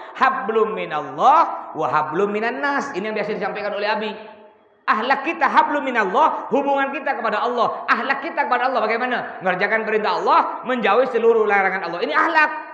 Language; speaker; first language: Malay; native; Malay